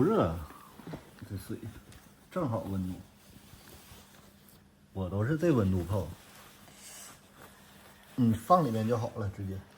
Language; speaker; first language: Chinese; native; Chinese